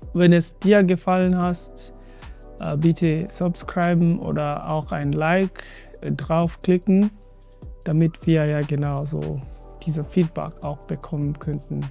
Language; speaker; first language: German; non-native, learner; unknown